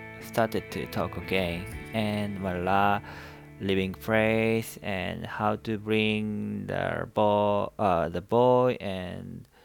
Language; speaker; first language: English; non-native, learner; Japanese